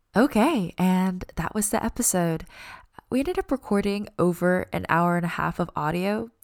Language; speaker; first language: English; early bilingual, other home language; Chinese